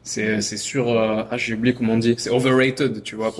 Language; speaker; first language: French; native; French